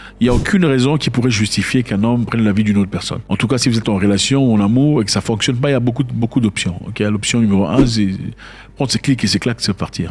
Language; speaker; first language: French; non-native, local second language; Lingala